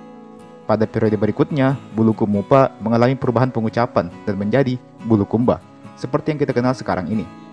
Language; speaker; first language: Indonesian; native; Indonesian